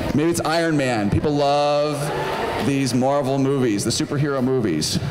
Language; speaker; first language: English; native; English